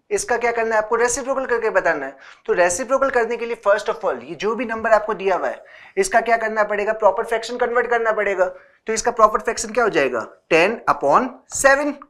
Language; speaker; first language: Hindi; native; Hindi